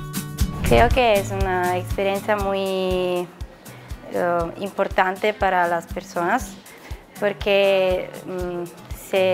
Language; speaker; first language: Spanish; non-native, learner; Italian